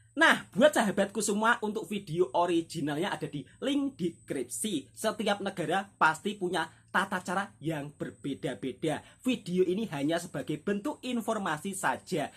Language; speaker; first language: Indonesian; native; Indonesian